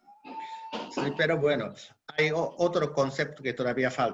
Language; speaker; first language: Spanish; non-native, fluent; Japanese